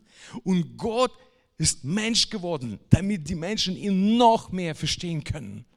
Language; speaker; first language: German; non-native, fluent; Russian